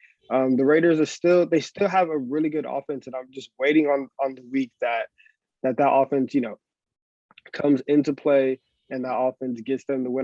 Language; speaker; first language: English; native; English